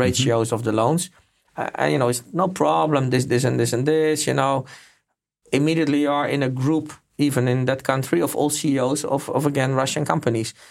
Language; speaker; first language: English; non-native, fluent; Polish